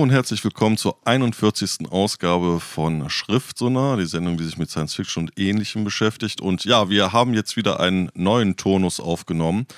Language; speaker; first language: German; native; German